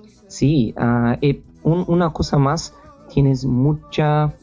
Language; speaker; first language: Spanish; non-native, learner; Portuguese